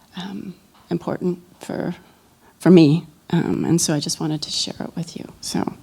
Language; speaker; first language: English; native; English